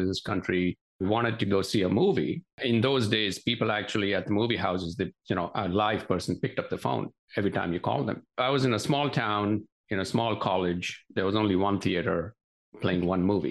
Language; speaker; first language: English; non-native, local second language; Gujarati